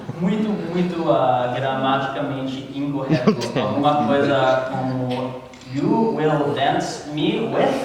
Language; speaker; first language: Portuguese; non-native, learner; English